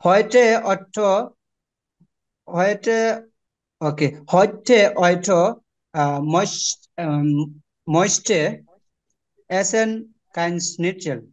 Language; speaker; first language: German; non-native, learner; Bangla